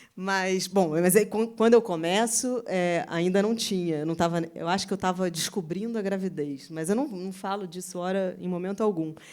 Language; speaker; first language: Portuguese; native; Portuguese